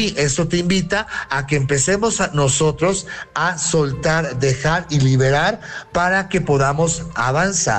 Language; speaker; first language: Spanish; native; Spanish